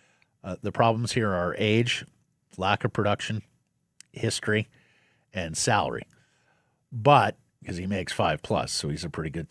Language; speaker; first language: English; native; English